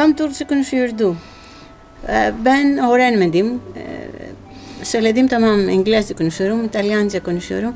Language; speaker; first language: Turkish; non-native, learner; Greek